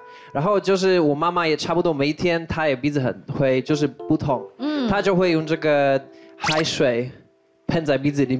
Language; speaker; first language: Chinese; non-native, fluent; Polish